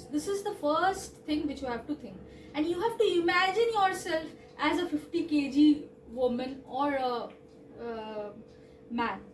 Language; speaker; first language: English; non-native, local second language; Bangla